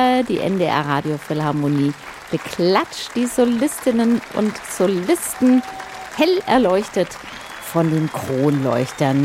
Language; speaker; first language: German; native; German